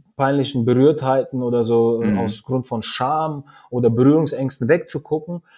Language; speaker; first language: German; early bilingual, other home language; Russian